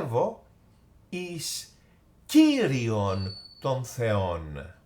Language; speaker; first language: Greek; non-native, fluent; English